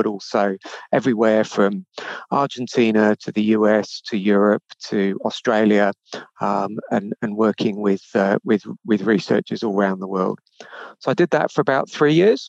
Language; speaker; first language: English; native; English